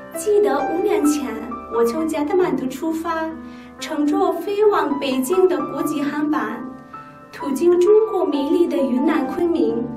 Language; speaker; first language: Chinese; non-native, fluent; Nepali